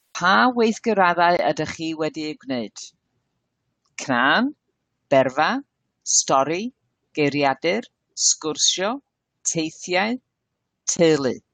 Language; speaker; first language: Welsh; non-native, learner; English